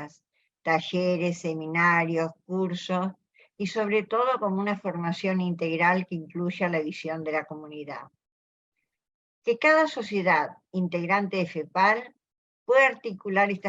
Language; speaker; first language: Spanish; native; Spanish